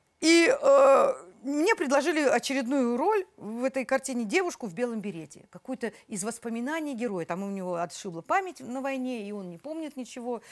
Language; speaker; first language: Russian; native; Russian